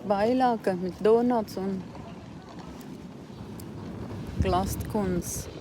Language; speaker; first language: German; non-native, learner; Cebuano